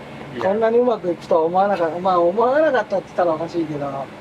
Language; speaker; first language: Japanese; native; Japanese